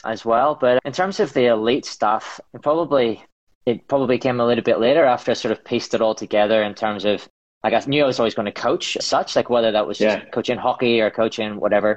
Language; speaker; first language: English; native; English